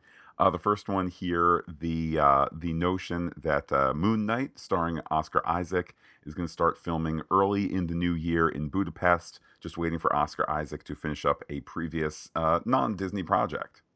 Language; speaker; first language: English; native; English